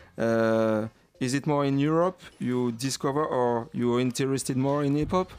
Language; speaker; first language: English; non-native, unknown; French